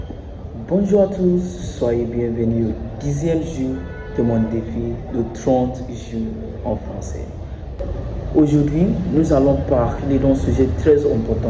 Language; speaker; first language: French; non-native, learner; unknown